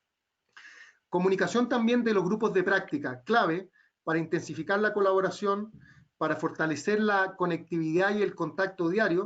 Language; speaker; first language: Spanish; native; Spanish